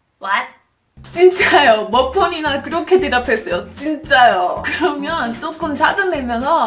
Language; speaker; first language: Korean; non-native, fluent; English